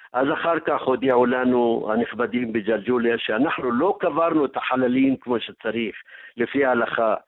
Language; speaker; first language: Hebrew; non-native, local second language; Arabic